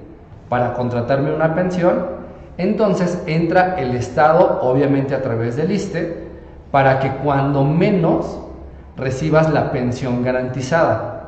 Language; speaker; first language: Spanish; native; Spanish